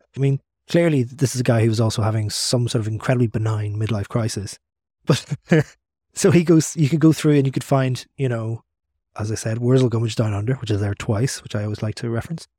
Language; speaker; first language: English; native; English